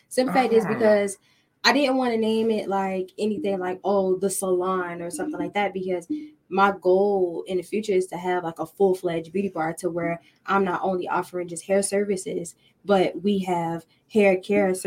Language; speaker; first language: English; native; English